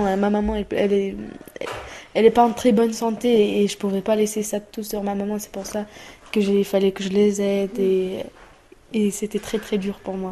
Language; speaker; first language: French; non-native, fluent; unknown